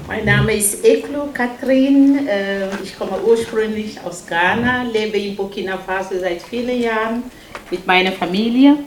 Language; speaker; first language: German; non-native, fluent; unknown